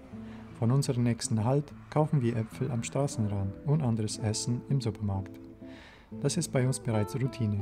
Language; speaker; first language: German; native; German